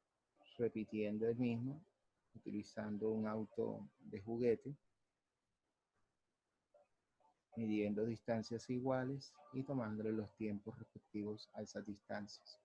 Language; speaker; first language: Spanish; native; Spanish